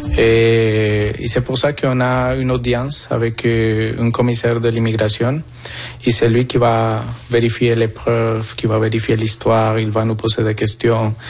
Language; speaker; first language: French; non-native, fluent; Spanish